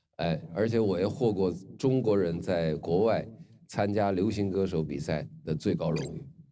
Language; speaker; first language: Chinese; native; Chinese